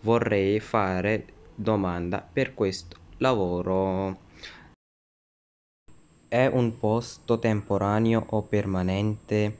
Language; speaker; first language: Italian; non-native, learner; Urdu